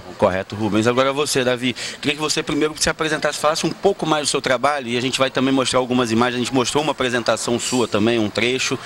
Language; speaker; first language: Portuguese; native; Portuguese